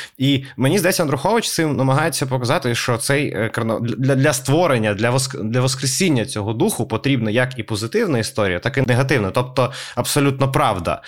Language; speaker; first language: Ukrainian; native; Ukrainian